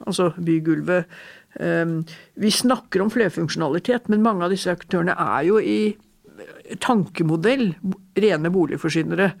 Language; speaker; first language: Norwegian; native; Norwegian